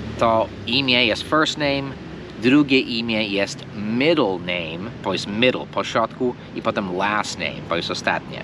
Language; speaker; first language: Polish; non-native, fluent; English